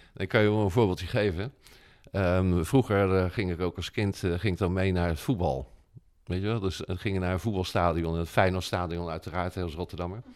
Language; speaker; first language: Dutch; native; Dutch